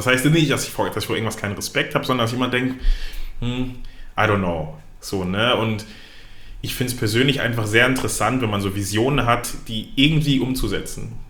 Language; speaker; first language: German; early bilingual, other home language; Lingala